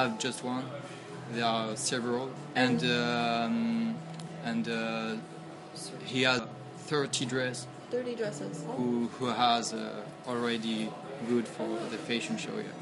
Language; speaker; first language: English; non-native, learner; French